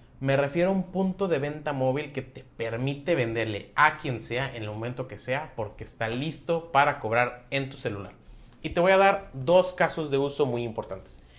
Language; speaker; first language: Spanish; native; Spanish